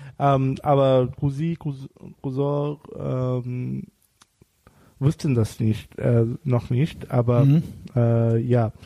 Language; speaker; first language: German; non-native, learner; Bangla